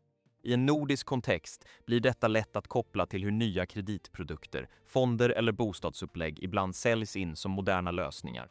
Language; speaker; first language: Swedish; native; Swedish